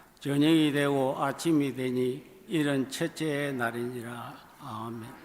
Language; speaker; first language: Korean; native; Korean